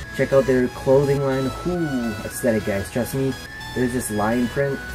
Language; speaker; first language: English; native; English